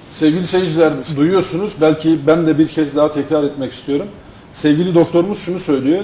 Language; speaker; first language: Turkish; native; Turkish